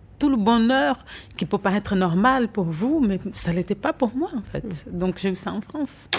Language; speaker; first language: French; non-native, fluent; Portuguese